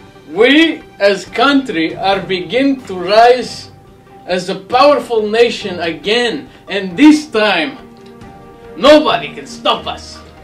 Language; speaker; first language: English; native; English